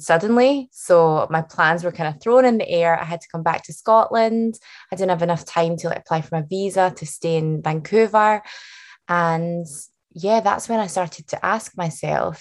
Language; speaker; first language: English; native; English